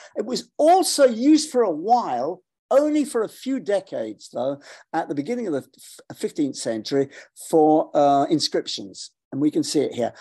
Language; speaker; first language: English; native; English